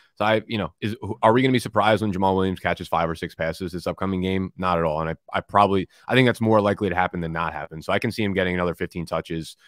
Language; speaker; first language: English; native; English